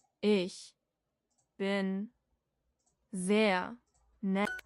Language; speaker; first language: German; non-native, learner; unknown